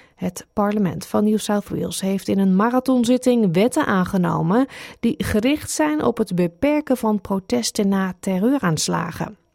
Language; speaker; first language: Dutch; native; Dutch